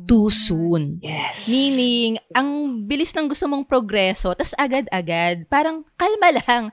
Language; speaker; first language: Filipino; native; Filipino